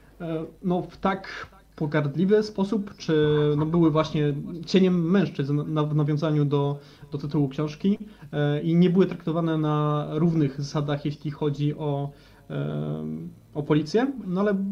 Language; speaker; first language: Polish; native; Polish